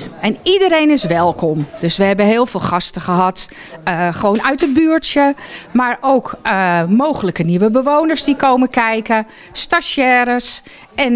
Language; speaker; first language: Dutch; native; Dutch